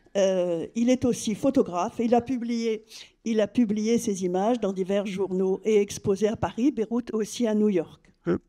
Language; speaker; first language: French; native; French